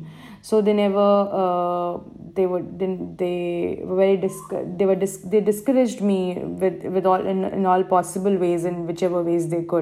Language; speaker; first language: English; non-native, local second language; Hindi